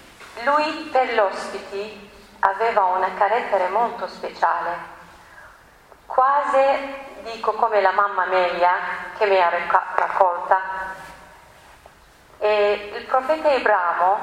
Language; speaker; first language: Italian; non-native, learner; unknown